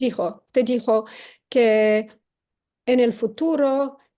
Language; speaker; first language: Spanish; non-native, learner; English